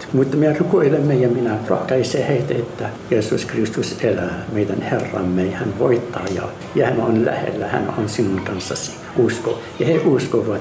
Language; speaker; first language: Finnish; non-native, learner; Arabic